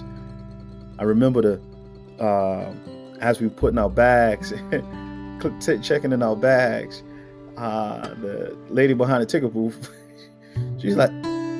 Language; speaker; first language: English; native; English